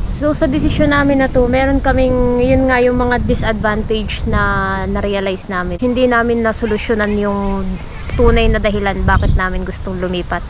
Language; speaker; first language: Filipino; native; Filipino